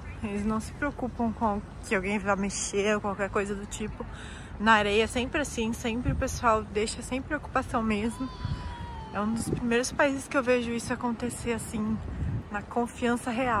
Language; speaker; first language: Portuguese; native; Portuguese